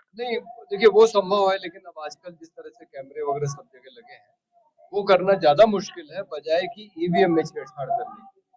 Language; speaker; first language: Hindi; native; Hindi